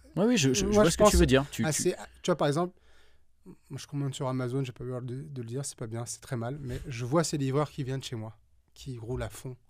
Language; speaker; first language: French; native; French